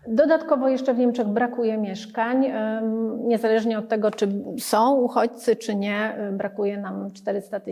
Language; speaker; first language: Polish; early bilingual, other home language; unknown